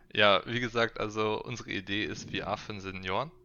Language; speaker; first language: German; native; German